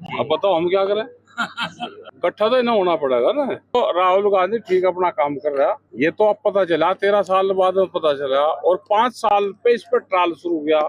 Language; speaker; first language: Hindi; native; Hindi